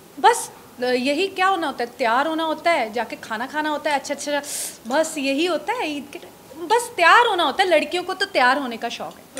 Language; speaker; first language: Hindi; non-native, local second language; Punjabi